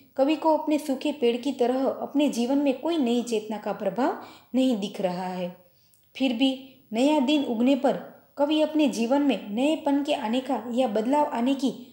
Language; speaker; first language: Hindi; non-native, local second language; Gujarati